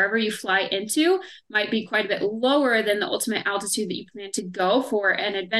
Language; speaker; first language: English; native; English